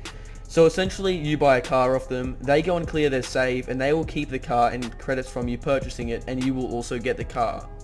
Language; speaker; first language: English; native; English